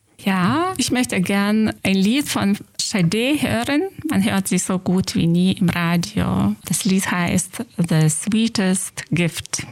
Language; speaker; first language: German; non-native, fluent; Lithuanian